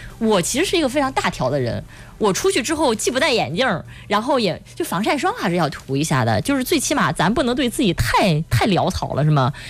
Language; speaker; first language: Chinese; native; Chinese